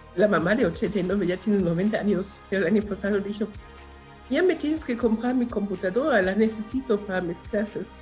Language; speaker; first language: Spanish; non-native, fluent; German